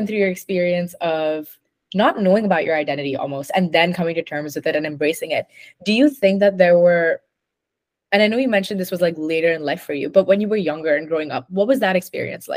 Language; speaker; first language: English; non-native, local second language; Hindi